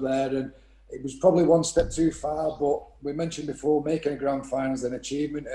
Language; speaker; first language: English; native; English